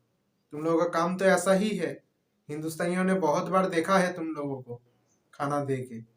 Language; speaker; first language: Hindi; non-native, local second language; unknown